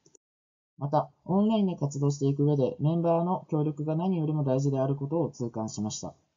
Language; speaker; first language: Japanese; native; Japanese